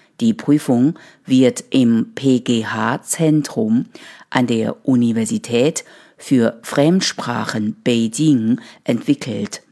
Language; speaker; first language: German; non-native, fluent; Chinese